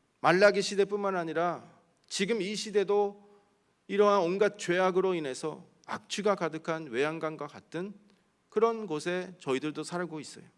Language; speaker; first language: Korean; early bilingual, heritage; Korean